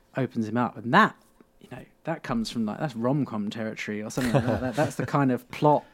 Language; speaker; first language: English; native; English